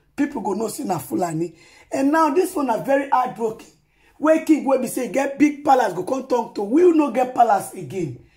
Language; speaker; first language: Nigerian Pidgin; non-native, local second language; Yoruba